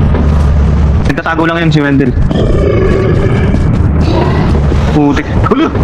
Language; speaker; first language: Filipino; native; Filipino